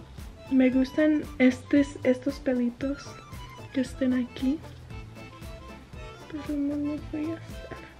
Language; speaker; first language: Spanish; early bilingual, heritage; Spanish